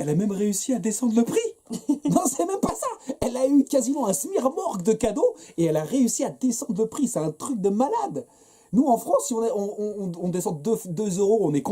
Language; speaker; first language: French; native; French